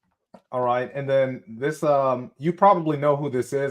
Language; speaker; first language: English; native; English